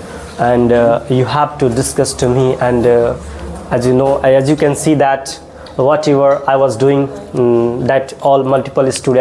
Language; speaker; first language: English; non-native, local second language; Hindi